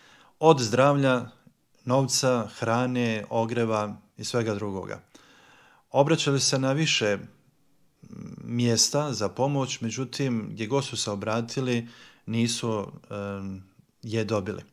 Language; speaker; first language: Croatian; native; Croatian